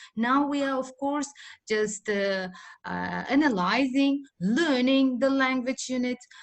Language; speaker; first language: English; non-native, fluent; Uzbek